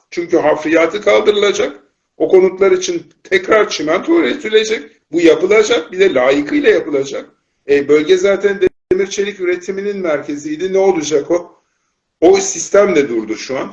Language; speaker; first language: Turkish; native; Turkish